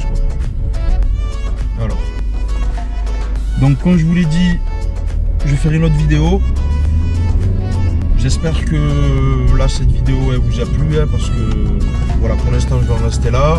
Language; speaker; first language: French; native; French